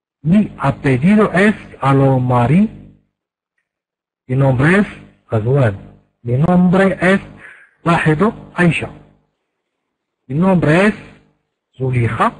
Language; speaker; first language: Spanish; non-native, fluent; Arabic